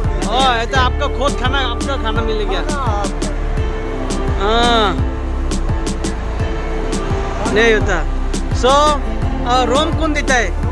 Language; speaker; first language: Hindi; non-native, fluent; Bangla